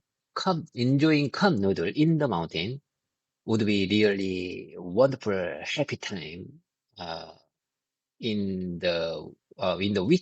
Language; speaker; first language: English; non-native, learner; Korean